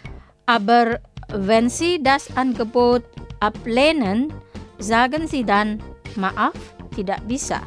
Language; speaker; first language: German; non-native, fluent; Indonesian